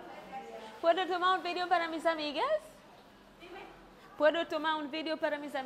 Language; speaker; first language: Spanish; non-native, learner; Swahili